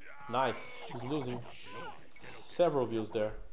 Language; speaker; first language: English; non-native, fluent; Portuguese